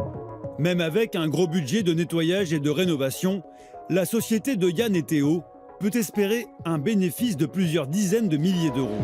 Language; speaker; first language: French; native; French